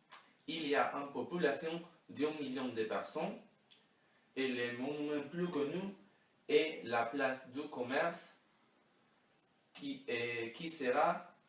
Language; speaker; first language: French; non-native, learner; Spanish